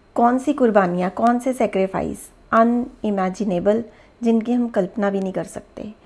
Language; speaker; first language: Hindi; native; Hindi